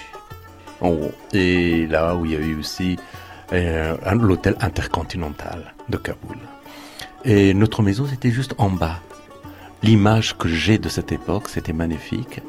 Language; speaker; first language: French; non-native, fluent; Persian